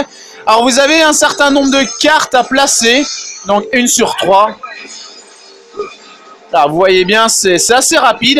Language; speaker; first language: French; native; French